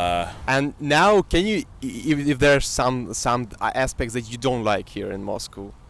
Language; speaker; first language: English; non-native, fluent; Russian